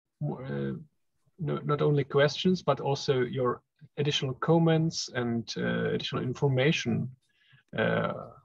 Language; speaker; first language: English; non-native, fluent; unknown